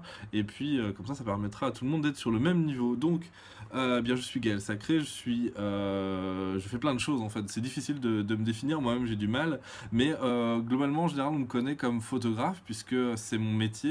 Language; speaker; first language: French; native; French